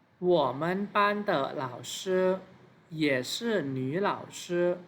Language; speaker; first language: Chinese; non-native, fluent; Thai